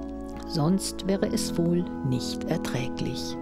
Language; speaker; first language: German; native; German